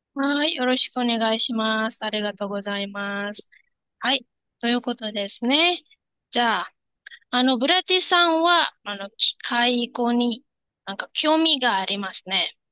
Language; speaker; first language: Japanese; non-native, fluent; Indonesian